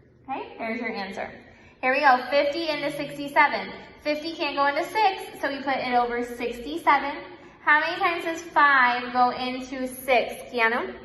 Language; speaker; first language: English; native; English